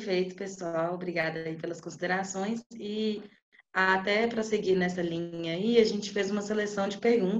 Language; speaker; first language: Portuguese; native; Portuguese